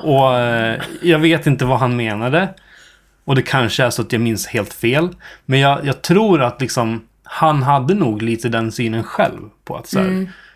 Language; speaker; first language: Swedish; native; Swedish